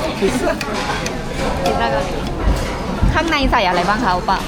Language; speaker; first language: Thai; native; Thai